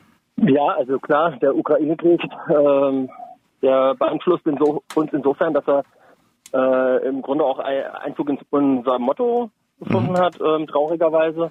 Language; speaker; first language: German; native; German